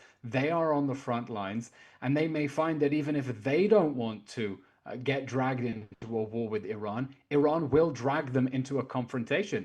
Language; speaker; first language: English; native; English